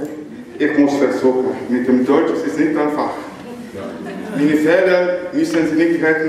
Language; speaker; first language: German; non-native, learner; Lingala